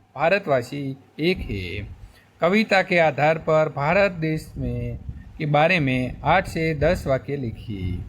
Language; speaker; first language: Hindi; non-native, local second language; Gujarati